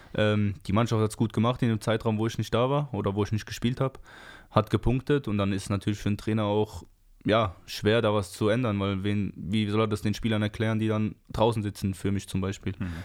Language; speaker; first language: German; native; German